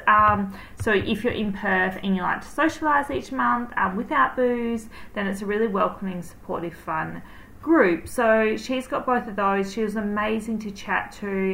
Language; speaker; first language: English; native; English